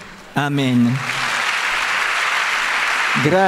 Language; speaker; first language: Italian; non-native, fluent; French